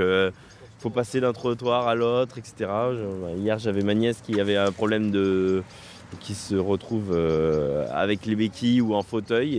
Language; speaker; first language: French; native; French